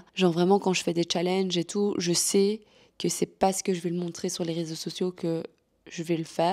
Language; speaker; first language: French; native; French